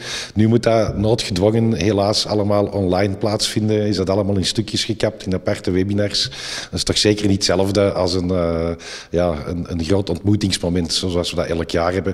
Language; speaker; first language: Dutch; native; Dutch